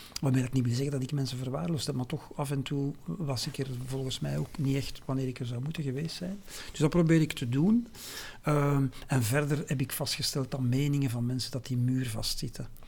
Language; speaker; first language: Dutch; native; Dutch